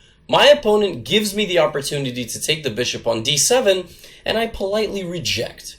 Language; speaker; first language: English; native; English